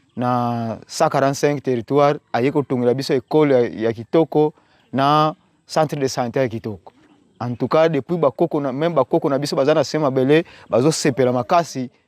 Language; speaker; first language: Lingala; non-native, local second language; Kongo